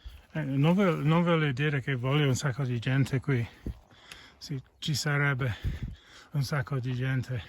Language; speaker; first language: Italian; non-native, fluent; English